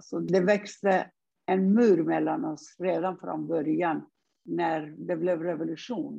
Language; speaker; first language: Swedish; non-native, fluent; Persian